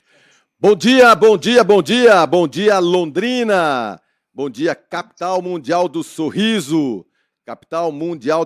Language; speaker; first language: Portuguese; native; Portuguese